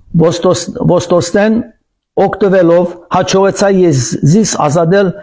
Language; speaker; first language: Armenian; early bilingual, heritage; Armenian